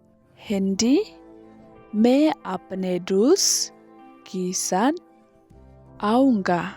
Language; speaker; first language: Hindi; non-native, learner; Khasi